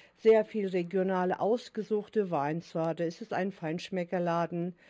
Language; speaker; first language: German; early bilingual, other home language; Turkish